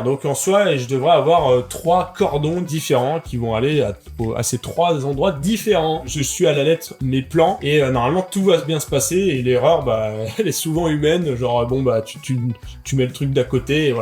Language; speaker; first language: French; native; French